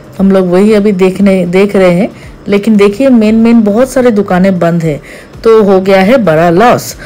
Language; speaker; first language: Hindi; non-native, local second language; Bangla